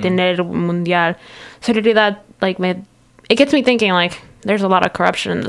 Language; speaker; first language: English; early bilingual, other home language; Spanish